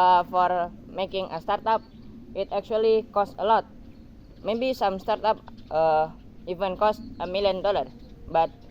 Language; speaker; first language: English; non-native, learner; Indonesian